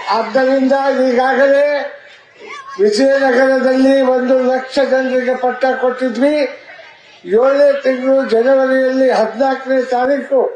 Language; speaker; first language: Kannada; non-native, local second language; Lambadi